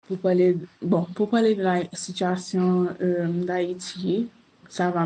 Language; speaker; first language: French; non-native, local second language; Haitian Creole